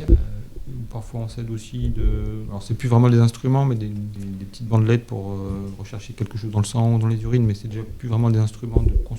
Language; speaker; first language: French; native; French